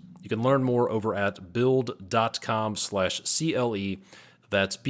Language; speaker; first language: English; native; English